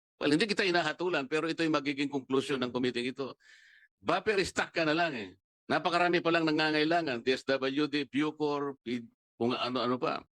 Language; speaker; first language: Filipino; non-native, local second language; Pampanga